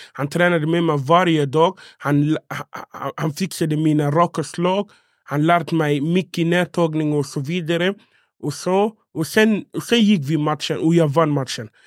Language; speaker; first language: Swedish; non-native, fluent; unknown